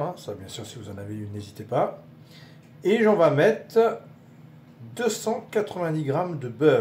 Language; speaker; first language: French; native; French